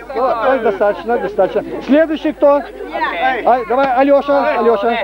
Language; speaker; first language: Russian; native; Russian